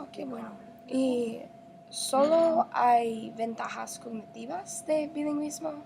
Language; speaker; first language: Spanish; non-native, learner; English